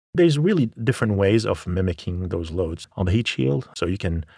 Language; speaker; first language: English; non-native, fluent; Arabic